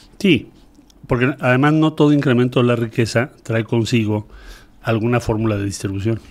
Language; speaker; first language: Spanish; native; Spanish